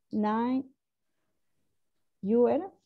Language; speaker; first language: English; non-native, learner; Spanish